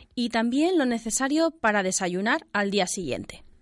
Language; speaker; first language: Spanish; native; Spanish